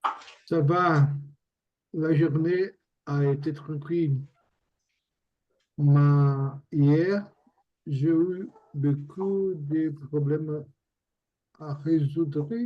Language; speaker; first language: French; non-native, learner; Portuguese